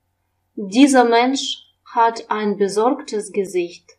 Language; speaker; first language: German; non-native, fluent; Russian